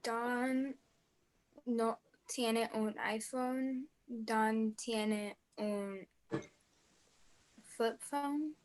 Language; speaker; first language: Spanish; non-native, learner; English